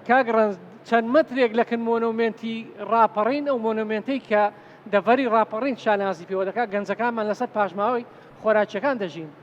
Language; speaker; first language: Central Kurdish; native; Central Kurdish